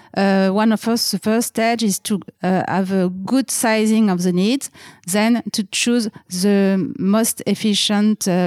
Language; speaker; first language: English; non-native, fluent; French